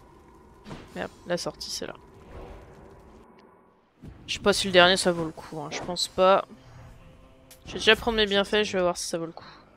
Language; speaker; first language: French; native; French